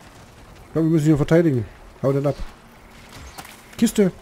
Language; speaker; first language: German; native; German